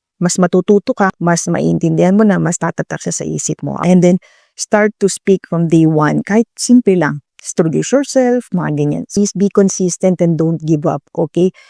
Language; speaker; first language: Filipino; native; Filipino